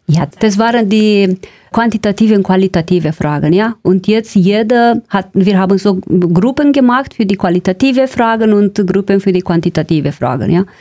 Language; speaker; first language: German; non-native, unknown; Romanian